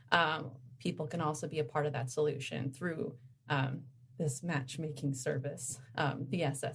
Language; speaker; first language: English; native; English